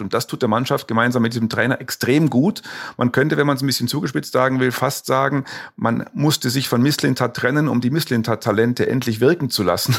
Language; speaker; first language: German; native; German